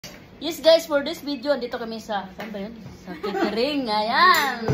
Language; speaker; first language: Filipino; non-native, local second language; Bikol